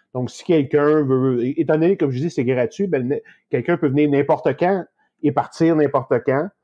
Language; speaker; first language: French; native; French